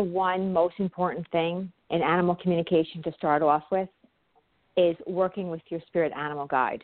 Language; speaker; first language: English; native; English